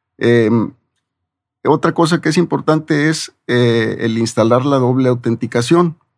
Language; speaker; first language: Spanish; native; Spanish